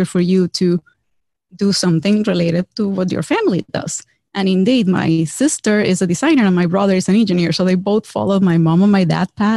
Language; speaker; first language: English; non-native, fluent; Spanish